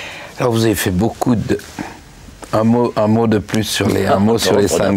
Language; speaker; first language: French; native; French